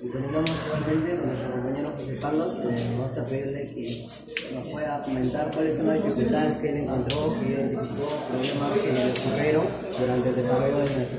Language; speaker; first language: Spanish; native; Spanish